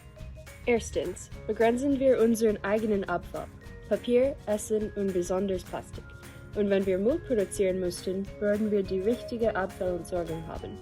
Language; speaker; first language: German; non-native, learner; English